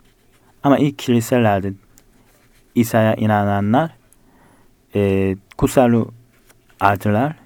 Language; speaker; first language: Turkish; non-native, fluent; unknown